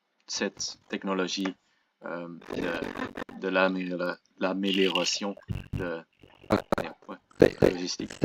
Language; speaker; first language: French; non-native, local second language; Dutch